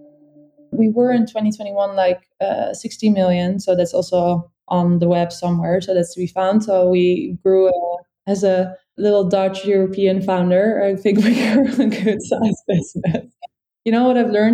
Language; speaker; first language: English; non-native, fluent; Dutch